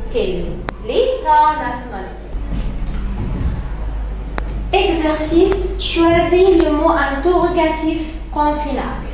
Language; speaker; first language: French; non-native, fluent; Arabic